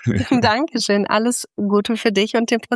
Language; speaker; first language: German; native; German